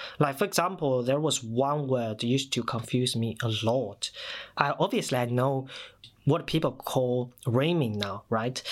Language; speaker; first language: English; non-native, fluent; Chinese